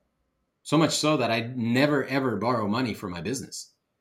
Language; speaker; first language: English; non-native, fluent; Spanish